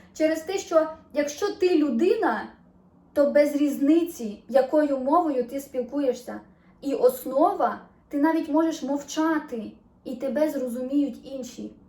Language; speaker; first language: Ukrainian; native; Ukrainian